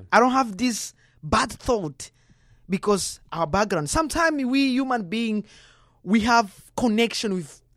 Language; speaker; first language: English; non-native, learner; Kinyarwanda